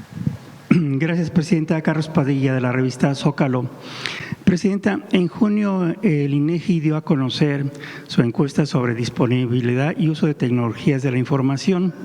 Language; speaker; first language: Spanish; native; Spanish